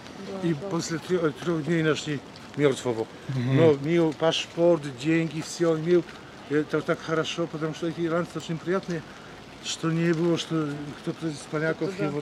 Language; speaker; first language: Russian; non-native, learner; Polish